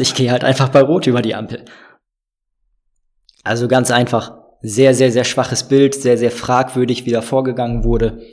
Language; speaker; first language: German; native; German